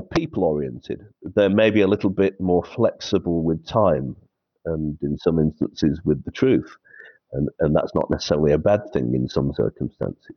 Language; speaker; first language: English; native; English